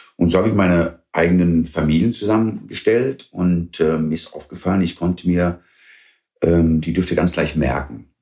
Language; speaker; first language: German; early bilingual, other home language; English